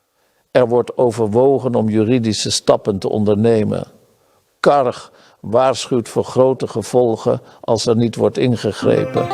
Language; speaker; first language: Dutch; native; Dutch